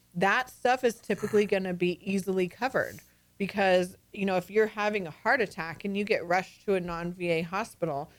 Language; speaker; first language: English; native; English